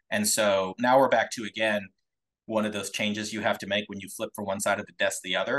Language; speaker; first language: English; native; English